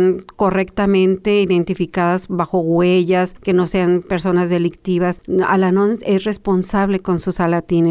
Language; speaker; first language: Spanish; native; Spanish